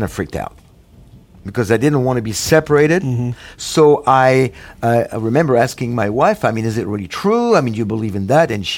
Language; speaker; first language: English; non-native, fluent; French